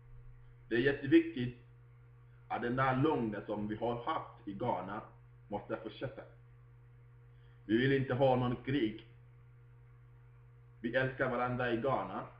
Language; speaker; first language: Swedish; non-native, fluent; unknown